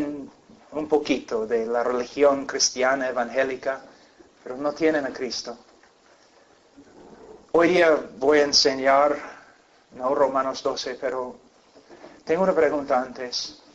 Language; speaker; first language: Spanish; non-native, fluent; English